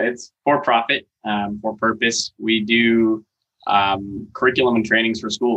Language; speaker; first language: English; native; English